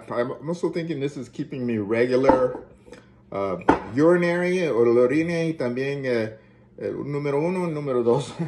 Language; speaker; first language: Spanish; early bilingual, heritage; Spanish